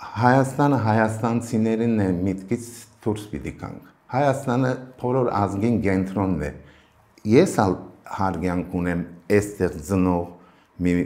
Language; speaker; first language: Armenian; early bilingual, heritage; Armenian